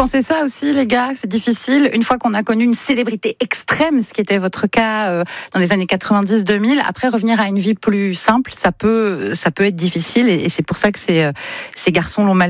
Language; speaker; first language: French; native; French